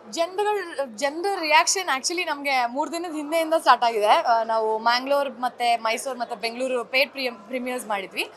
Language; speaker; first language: Kannada; native; Kannada